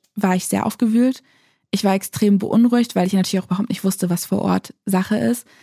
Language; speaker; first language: German; native; German